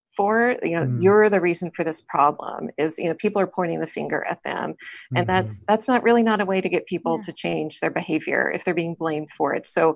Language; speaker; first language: English; native; English